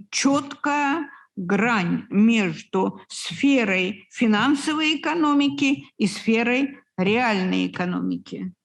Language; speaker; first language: Russian; native; Russian